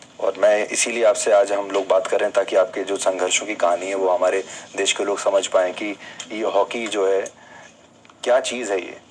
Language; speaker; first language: Hindi; native; Hindi